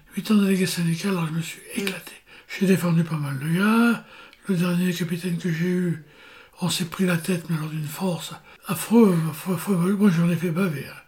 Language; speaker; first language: French; native; French